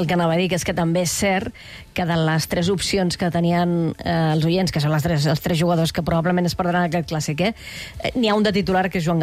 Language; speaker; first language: Catalan; native; Catalan